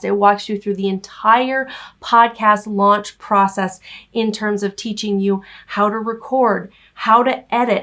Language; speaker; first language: English; native; English